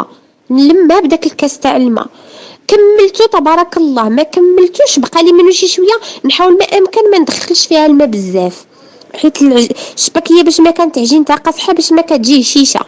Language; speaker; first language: Arabic; native; Arabic